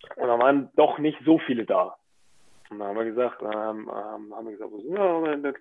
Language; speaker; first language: German; native; German